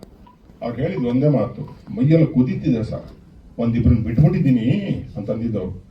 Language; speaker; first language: Kannada; native; Kannada